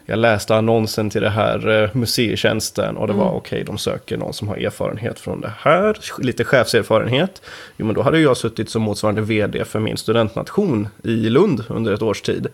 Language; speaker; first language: Swedish; native; Swedish